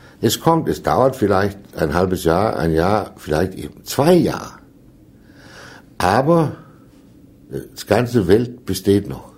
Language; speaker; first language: German; non-native, fluent; Danish